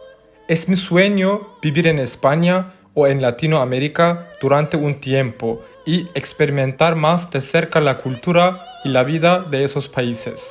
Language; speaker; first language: Spanish; non-native, fluent; Turkish